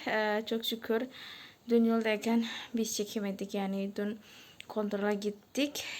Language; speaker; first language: Turkish; non-native, fluent; Indonesian